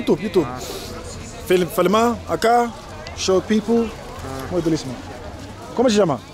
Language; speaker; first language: Spanish; non-native, learner; English